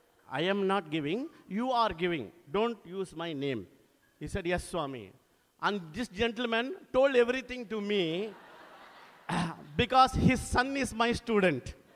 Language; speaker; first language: English; non-native, local second language; Telugu